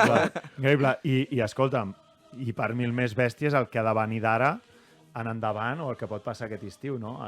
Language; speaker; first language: Catalan; native; Catalan